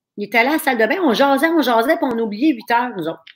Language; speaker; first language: French; native; French